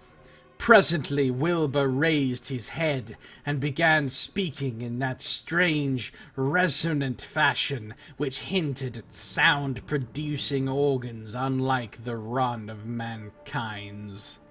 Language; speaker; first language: English; native; English